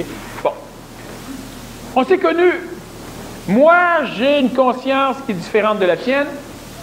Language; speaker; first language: French; native; French